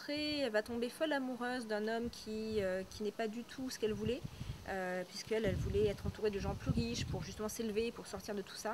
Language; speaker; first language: French; native; French